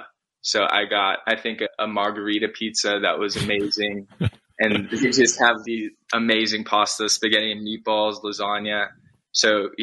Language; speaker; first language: English; native; English